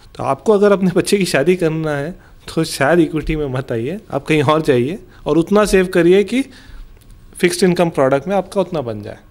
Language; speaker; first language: Hindi; non-native, local second language; Gujarati